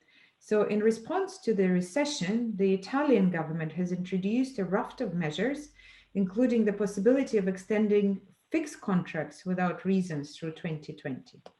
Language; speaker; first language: English; non-native, fluent; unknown